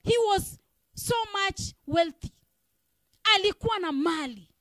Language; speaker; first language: English; non-native, local second language; Swahili